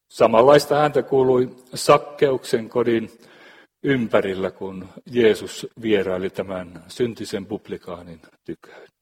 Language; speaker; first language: Finnish; native; Finnish